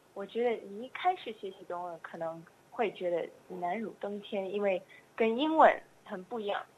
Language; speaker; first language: Chinese; non-native, fluent; English